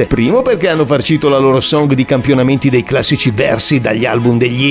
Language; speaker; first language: Italian; native; Italian